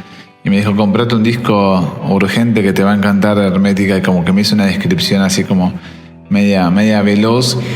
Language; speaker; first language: Spanish; native; Spanish